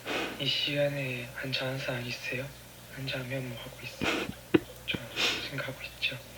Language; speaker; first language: Korean; non-native, fluent; Chinese